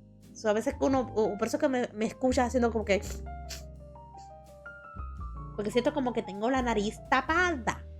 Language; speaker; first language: Spanish; early bilingual, heritage; Spanish